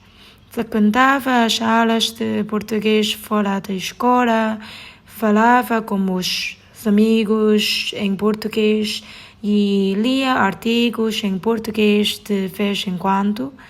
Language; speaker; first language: Portuguese; non-native, learner; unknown